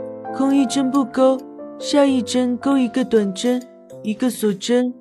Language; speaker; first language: Chinese; native; Chinese